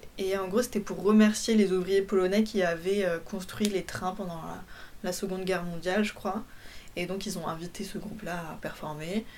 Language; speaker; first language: French; early bilingual, other home language; Polish